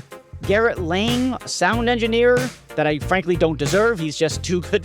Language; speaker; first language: English; native; English